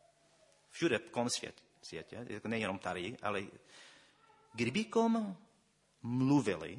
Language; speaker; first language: Czech; non-native, fluent; English